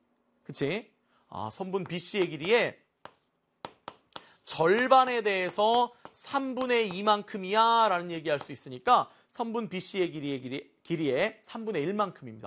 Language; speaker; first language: Korean; native; Korean